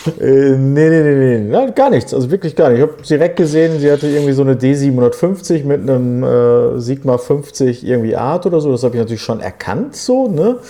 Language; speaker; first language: German; early bilingual, other home language; Turkish